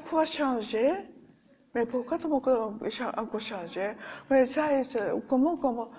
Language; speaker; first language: French; non-native, learner; Japanese